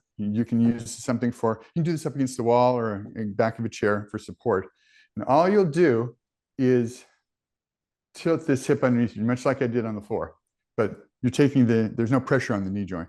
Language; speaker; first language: English; native; English